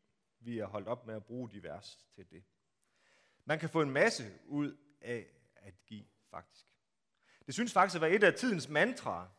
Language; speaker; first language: Danish; native; Danish